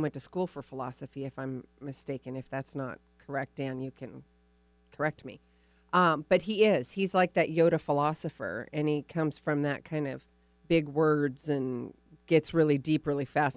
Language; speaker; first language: English; native; English